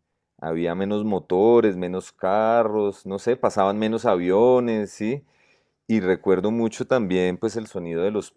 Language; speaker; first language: Spanish; native; Spanish